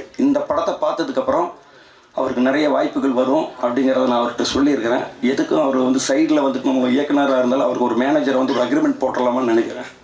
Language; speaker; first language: Tamil; native; Tamil